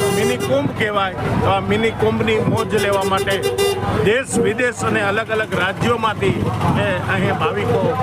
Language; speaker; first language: Gujarati; native; Gujarati